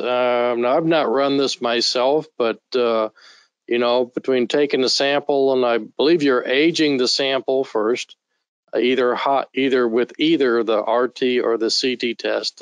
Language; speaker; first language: English; native; English